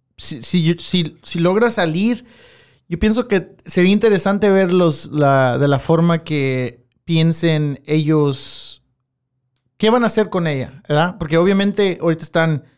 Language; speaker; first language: Spanish; early bilingual, heritage; Spanish